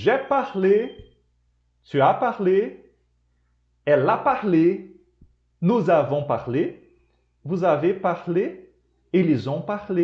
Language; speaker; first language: French; non-native, fluent; Portuguese